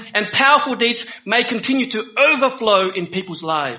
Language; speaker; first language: English; early bilingual, other home language; Vietnamese